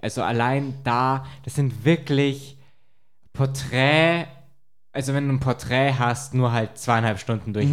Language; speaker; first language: German; native; German